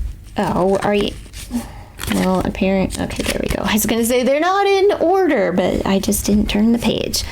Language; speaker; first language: English; native; English